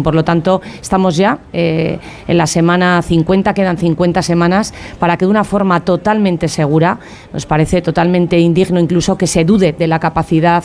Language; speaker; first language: Spanish; native; Spanish